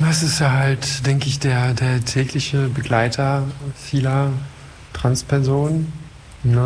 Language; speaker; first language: German; non-native, fluent; French